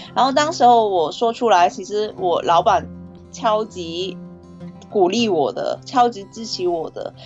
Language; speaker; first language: Chinese; non-native, fluent; Cantonese